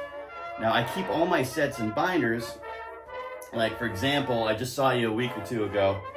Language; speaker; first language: English; native; English